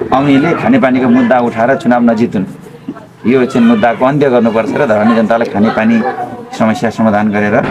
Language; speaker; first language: Nepali; native; Nepali